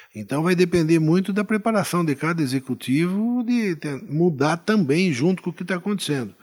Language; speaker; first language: Portuguese; native; Portuguese